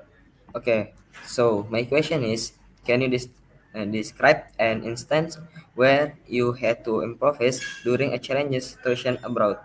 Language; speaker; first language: English; non-native, learner; Indonesian